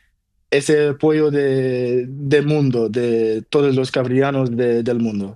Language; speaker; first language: Spanish; non-native, learner; Portuguese